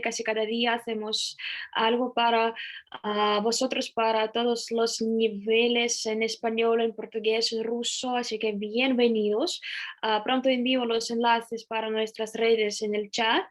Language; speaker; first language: Spanish; non-native, fluent; Russian